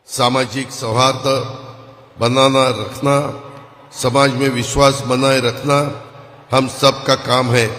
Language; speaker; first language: Hindi; non-native, local second language; Marathi